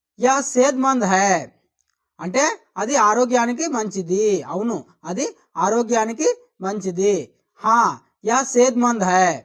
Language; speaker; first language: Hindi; non-native, local second language; Telugu